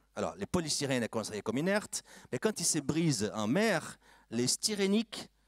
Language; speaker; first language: French; non-native, fluent; Portuguese